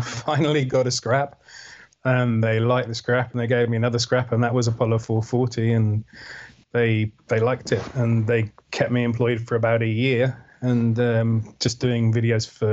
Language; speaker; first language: English; native; English